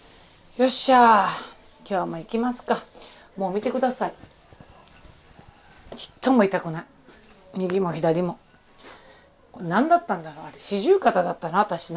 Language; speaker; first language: Japanese; native; Japanese